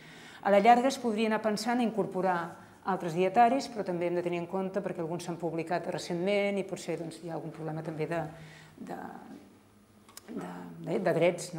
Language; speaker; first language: Catalan; native; Catalan